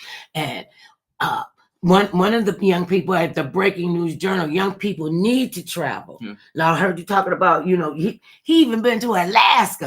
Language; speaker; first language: English; native; English